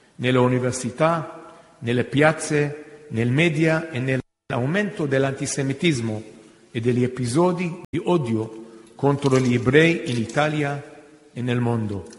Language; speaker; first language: Italian; non-native, fluent; Hebrew